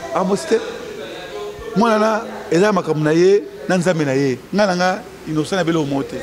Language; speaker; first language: Lingala; non-native, local second language; Luba-Lulua